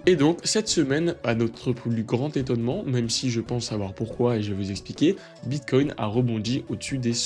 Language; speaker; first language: French; native; French